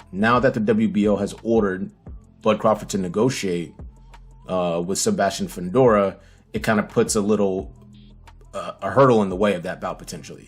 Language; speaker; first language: English; native; English